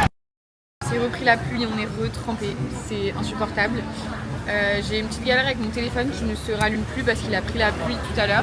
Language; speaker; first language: French; native; French